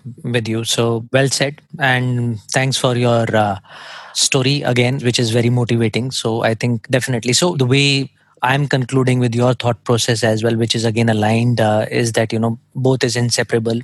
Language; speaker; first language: English; non-native, local second language; Hindi